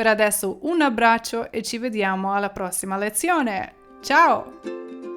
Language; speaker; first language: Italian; non-native, fluent; Ukrainian